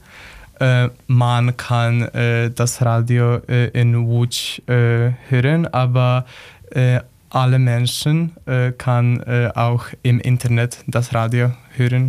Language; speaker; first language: German; non-native, learner; Polish